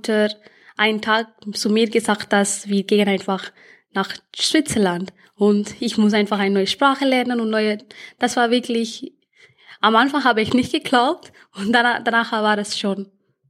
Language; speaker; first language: German; early bilingual, other home language; Tamil